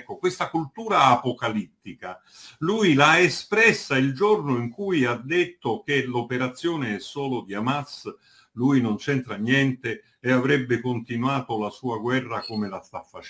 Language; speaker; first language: Italian; native; Italian